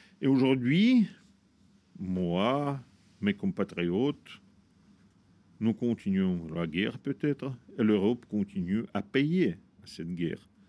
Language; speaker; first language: French; non-native, fluent; Russian